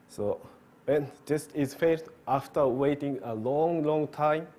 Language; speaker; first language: English; non-native, learner; Japanese